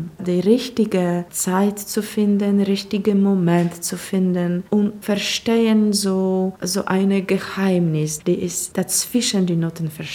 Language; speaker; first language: German; non-native, fluent; Polish